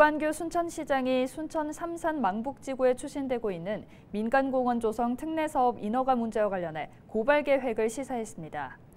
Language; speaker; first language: Korean; native; Korean